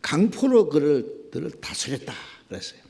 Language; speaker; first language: Korean; native; Korean